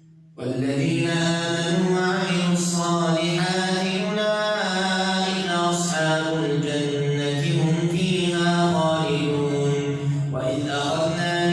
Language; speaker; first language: Arabic; native; Arabic